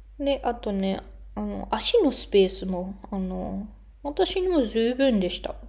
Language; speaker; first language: Japanese; non-native, fluent; German